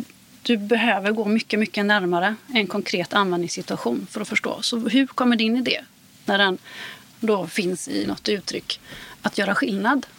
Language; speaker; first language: Swedish; native; Swedish